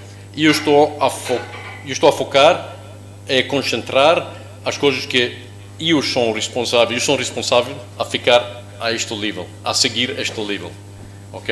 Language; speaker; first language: Portuguese; non-native, learner; English